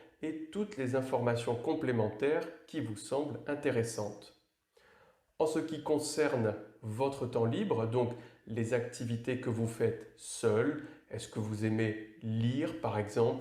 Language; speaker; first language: French; native; French